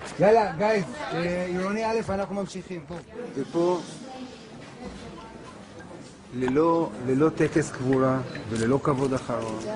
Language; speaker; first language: Hebrew; native; Hebrew